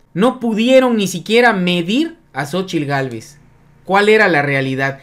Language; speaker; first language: Spanish; native; Spanish